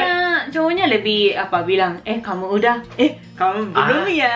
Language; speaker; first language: Indonesian; non-native, learner; Japanese